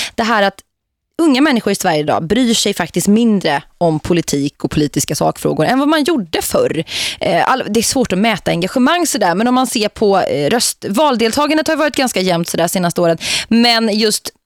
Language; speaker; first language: Swedish; native; Swedish